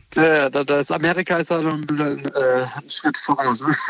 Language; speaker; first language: German; native; German